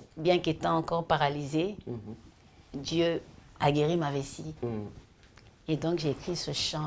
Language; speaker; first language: French; non-native, local second language; Lingala